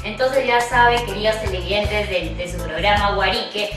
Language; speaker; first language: Spanish; native; Spanish